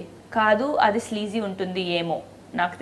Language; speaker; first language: Telugu; non-native, fluent; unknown